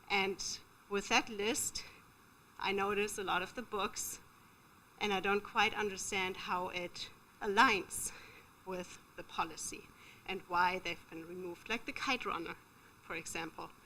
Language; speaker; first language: English; non-native, fluent; German